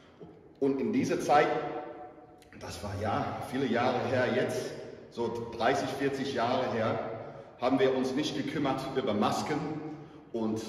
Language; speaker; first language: German; non-native, fluent; English